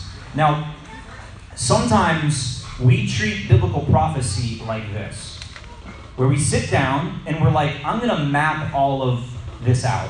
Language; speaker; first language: English; native; English